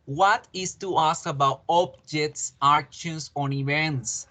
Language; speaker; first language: English; non-native, fluent; Spanish